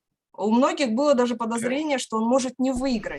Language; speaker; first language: Russian; native; Russian